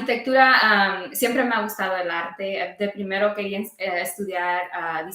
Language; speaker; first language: Spanish; early bilingual, heritage; Spanish